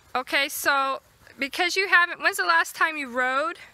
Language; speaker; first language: English; native; English